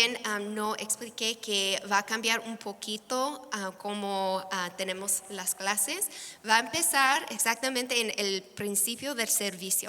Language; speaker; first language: Spanish; non-native, fluent; English